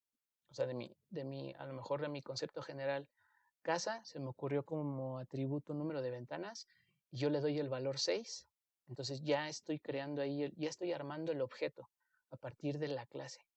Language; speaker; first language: Spanish; native; Spanish